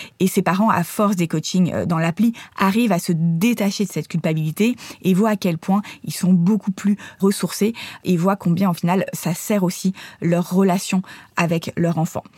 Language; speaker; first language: French; native; French